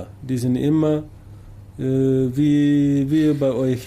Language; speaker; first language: German; non-native, learner; Tamasheq